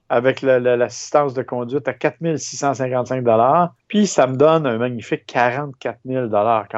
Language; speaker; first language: French; native; French